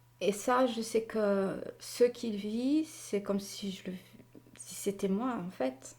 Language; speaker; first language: French; non-native, fluent; Portuguese